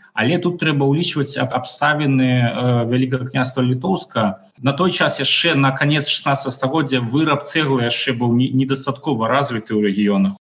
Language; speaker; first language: Belarusian; non-native, local second language; Russian